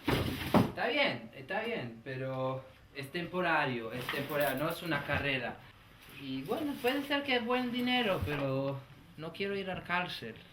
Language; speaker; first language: Spanish; non-native, fluent; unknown